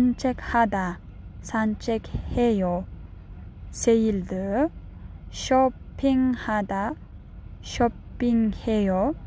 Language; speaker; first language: Korean; non-native, fluent; Kyrgyz